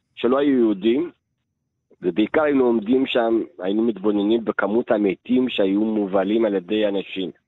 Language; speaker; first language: Hebrew; early bilingual, other home language; Amharic